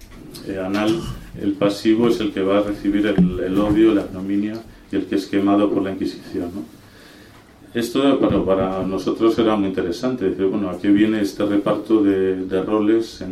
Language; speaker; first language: Spanish; native; Spanish